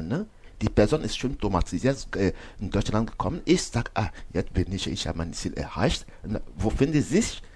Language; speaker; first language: German; non-native, learner; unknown